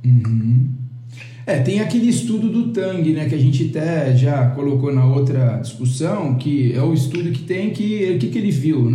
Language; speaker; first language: Portuguese; native; Portuguese